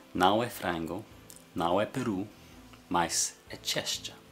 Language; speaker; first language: Portuguese; non-native, learner; English